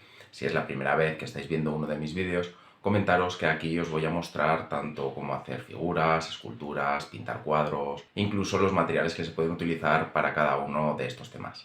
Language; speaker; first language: Spanish; native; Spanish